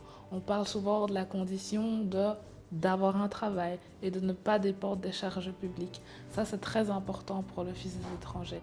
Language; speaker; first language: French; native; French